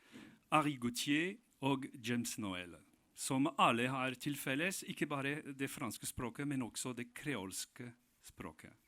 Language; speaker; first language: Norwegian; non-native, fluent; French